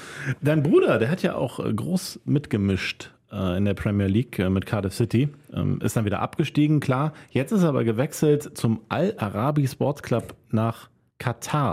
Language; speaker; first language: German; native; German